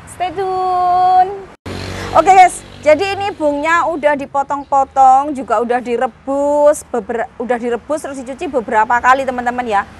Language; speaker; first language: Indonesian; non-native, local second language; Javanese